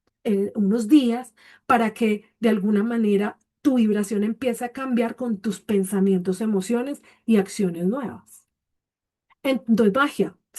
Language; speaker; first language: Spanish; native; Spanish